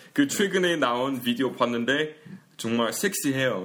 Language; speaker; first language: Korean; non-native, fluent; English